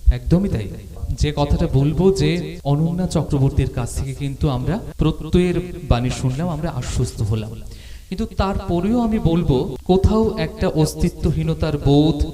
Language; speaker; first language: Bangla; native; Bangla